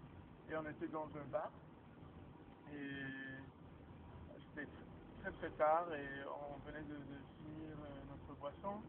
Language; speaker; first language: French; non-native, fluent; Hebrew